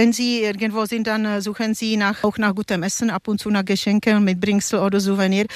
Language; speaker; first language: German; non-native, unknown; Czech